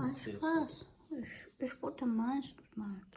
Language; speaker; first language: German; non-native, learner; Korean